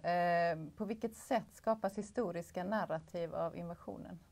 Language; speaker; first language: Swedish; native; Swedish